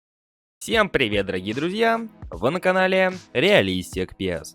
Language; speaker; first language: Russian; native; Russian